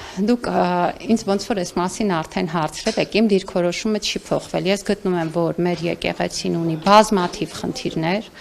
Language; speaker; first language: Armenian; native; Armenian